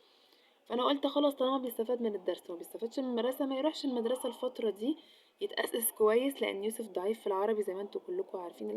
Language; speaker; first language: Arabic; native; Arabic